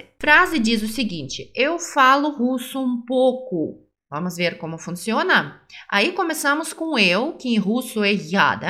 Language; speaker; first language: Portuguese; non-native, fluent; Russian